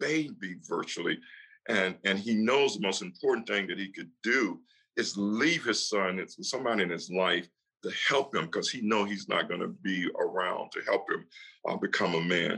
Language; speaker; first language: English; native; English